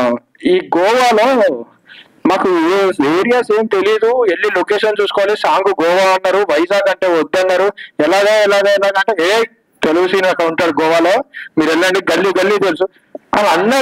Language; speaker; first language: Telugu; native; Telugu